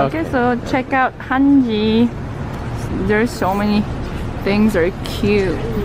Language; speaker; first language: English; non-native, fluent; Korean